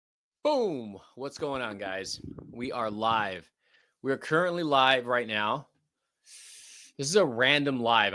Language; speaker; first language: English; native; English